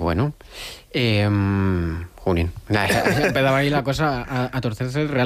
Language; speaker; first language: Spanish; native; Spanish